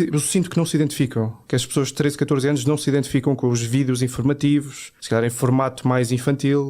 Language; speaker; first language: Portuguese; native; Portuguese